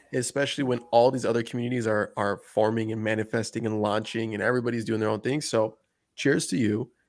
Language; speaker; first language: English; native; English